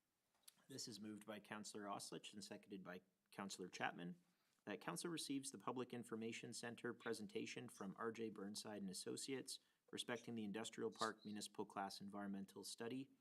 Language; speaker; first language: English; native; English